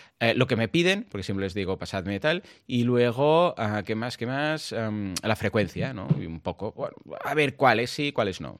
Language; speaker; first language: Spanish; non-native, local second language; Catalan